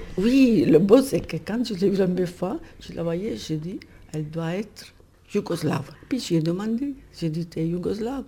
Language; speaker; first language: French; non-native, fluent; Italian